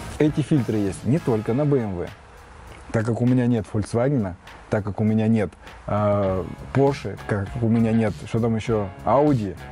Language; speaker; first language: Russian; native; Russian